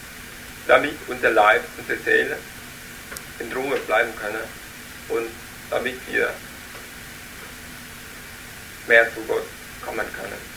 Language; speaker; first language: German; non-native, learner; Vietnamese